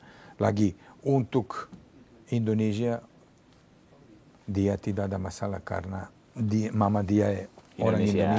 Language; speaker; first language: Indonesian; non-native, fluent; Serbian